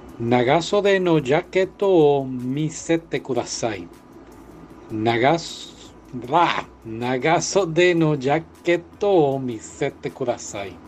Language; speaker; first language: Japanese; non-native, learner; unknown